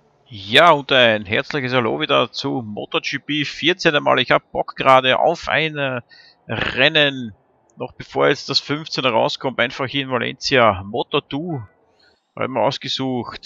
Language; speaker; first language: German; native; German